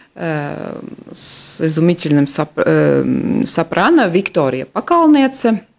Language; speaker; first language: Russian; non-native, local second language; Latvian